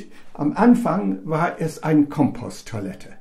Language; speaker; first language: German; non-native, fluent; English